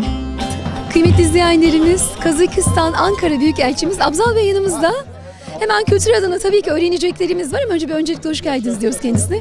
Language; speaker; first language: Turkish; native; Turkish